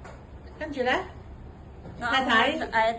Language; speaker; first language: Cantonese; native; Cantonese